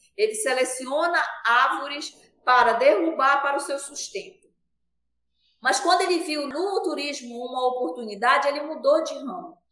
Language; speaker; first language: Portuguese; native; Portuguese